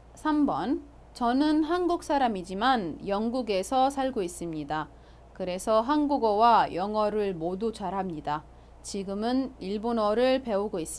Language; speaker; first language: Korean; non-native, fluent; Arabic